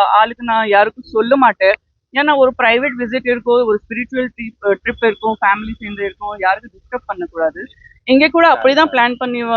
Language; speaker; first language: Tamil; non-native, learner; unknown